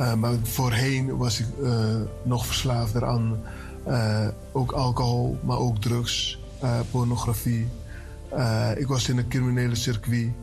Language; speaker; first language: Dutch; native; Dutch